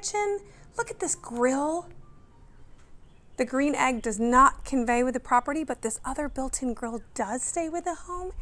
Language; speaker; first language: English; native; English